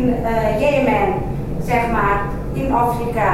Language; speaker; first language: Dutch; non-native, fluent; Kurdish